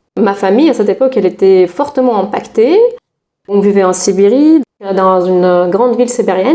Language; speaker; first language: French; non-native, fluent; Russian